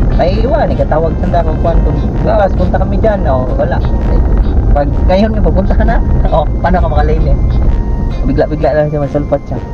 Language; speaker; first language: Filipino; non-native, local second language; Hiligaynon